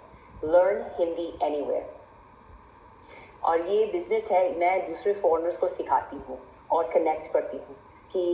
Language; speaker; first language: Hindi; non-native, fluent; English